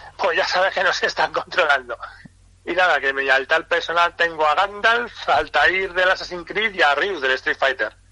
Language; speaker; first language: Spanish; native; Spanish